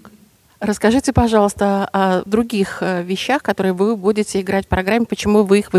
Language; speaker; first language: Russian; native; Russian